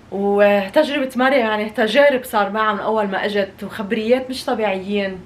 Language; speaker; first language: Arabic; native; Arabic